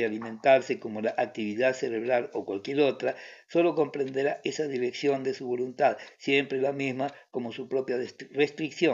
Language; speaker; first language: Spanish; native; Spanish